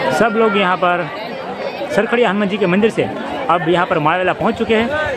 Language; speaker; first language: Hindi; non-native, local second language; Gujarati